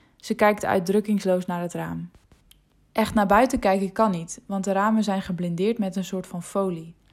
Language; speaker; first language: Dutch; non-native, local second language; Western Frisian